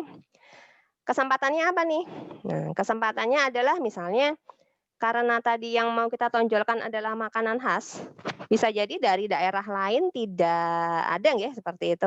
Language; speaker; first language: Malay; non-native, local second language; Javanese